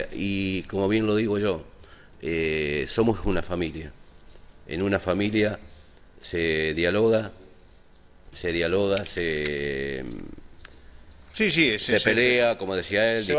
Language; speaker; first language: Spanish; native; Spanish